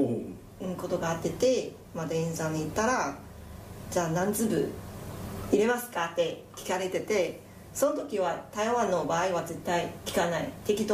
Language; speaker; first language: Japanese; non-native, fluent; Chinese